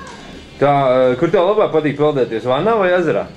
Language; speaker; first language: Latvian; native; Latvian